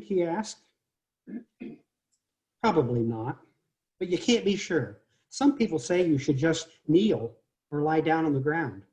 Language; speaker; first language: English; native; English